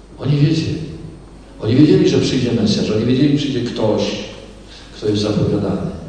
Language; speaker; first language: Polish; native; Polish